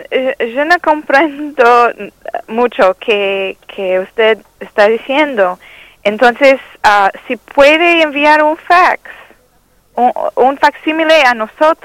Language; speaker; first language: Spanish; non-native, learner; English